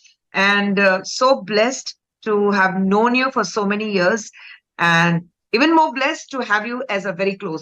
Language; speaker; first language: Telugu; non-native, fluent; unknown